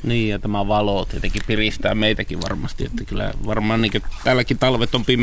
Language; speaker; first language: Finnish; native; Finnish